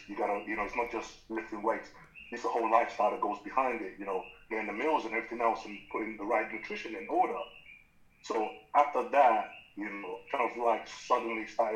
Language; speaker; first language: English; non-native, local second language; Yoruba